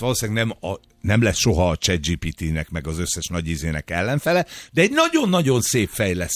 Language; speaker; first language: Hungarian; native; Hungarian